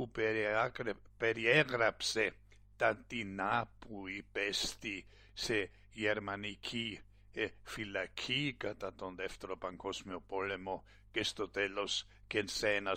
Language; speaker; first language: Greek; non-native, fluent; German